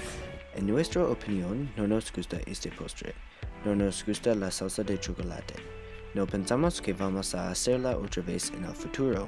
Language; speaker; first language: Spanish; non-native, learner; English